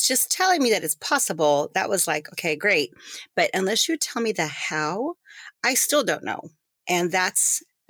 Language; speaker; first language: English; native; English